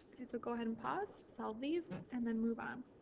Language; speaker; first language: English; native; English